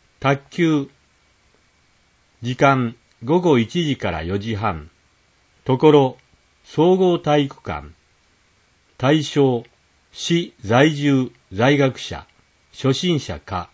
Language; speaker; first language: Japanese; native; Japanese